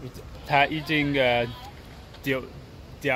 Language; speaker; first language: Chinese; non-native, learner; English